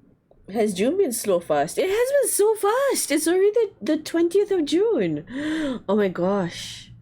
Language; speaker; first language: English; non-native, learner; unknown